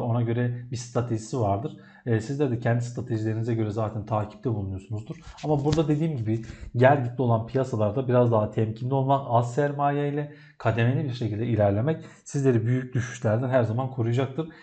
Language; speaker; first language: Turkish; native; Turkish